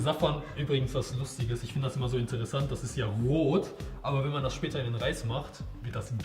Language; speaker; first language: German; early bilingual, other home language; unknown